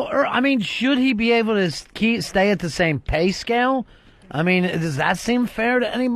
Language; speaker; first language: English; native; English